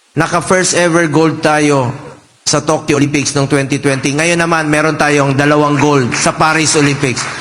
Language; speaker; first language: Filipino; non-native, local second language; Cebuano